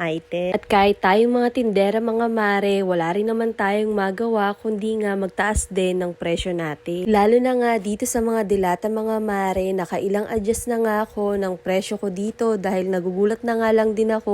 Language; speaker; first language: Filipino; native; Filipino